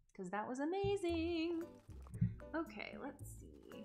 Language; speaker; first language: English; native; English